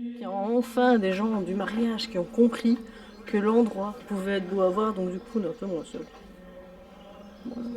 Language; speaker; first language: French; native; French